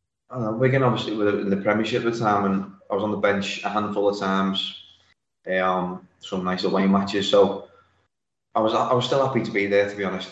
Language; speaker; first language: English; native; English